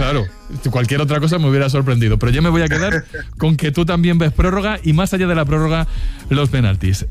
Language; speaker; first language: Spanish; native; Spanish